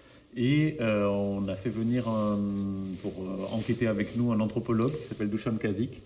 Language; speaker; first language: French; native; French